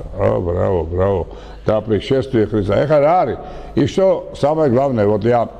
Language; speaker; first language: Russian; non-native, local second language; Georgian